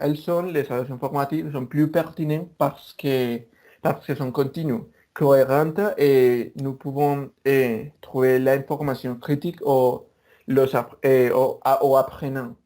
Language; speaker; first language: French; non-native, learner; Spanish